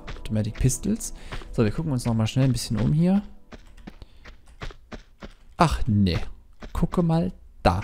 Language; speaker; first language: German; native; German